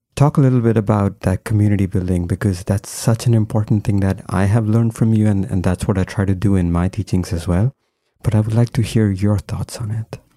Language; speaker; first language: English; non-native, local second language; Hindi